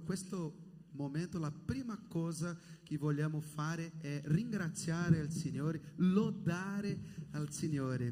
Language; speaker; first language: Italian; non-native, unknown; Portuguese